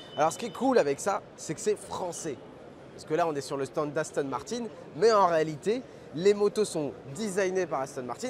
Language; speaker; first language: French; native; French